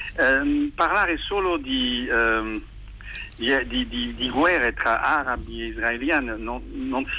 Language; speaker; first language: Italian; non-native, fluent; French